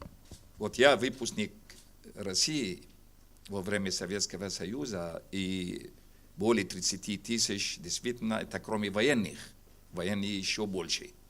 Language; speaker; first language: Russian; non-native, fluent; Arabic